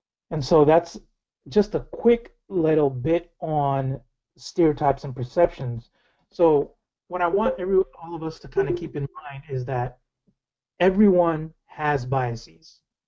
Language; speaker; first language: English; native; English